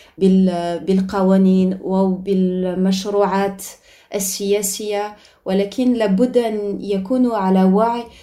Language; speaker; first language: Arabic; early bilingual, heritage; Arabic